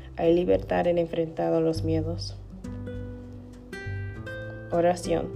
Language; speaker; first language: Spanish; non-native, learner; English